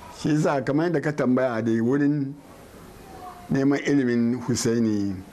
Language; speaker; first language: Hausa; native; Hausa